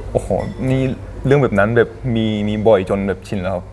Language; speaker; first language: Thai; early bilingual, other home language; Korean